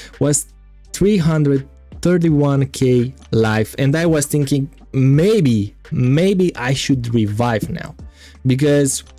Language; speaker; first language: English; non-native, fluent; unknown